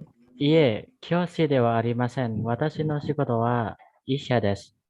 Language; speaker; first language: Japanese; non-native, learner; Indonesian